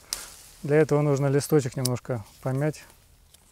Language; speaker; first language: Russian; native; Russian